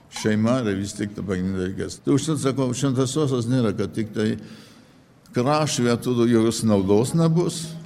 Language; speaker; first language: Lithuanian; early bilingual, heritage; Lithuanian